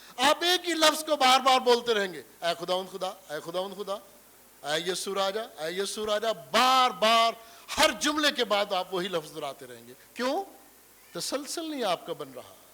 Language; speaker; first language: Urdu; non-native, local second language; Punjabi